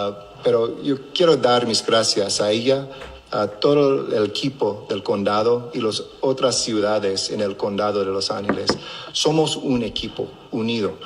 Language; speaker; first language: Spanish; non-native, local second language; English